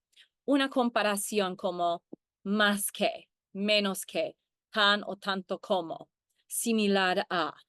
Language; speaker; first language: Spanish; early bilingual, heritage; Spanish